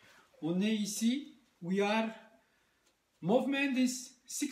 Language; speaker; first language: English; non-native, learner; French